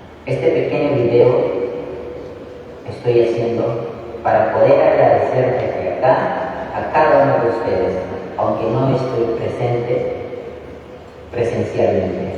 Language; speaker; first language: Spanish; non-native, local second language; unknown